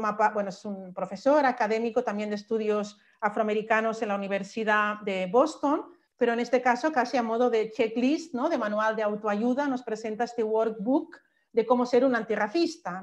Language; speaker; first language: Spanish; native; Spanish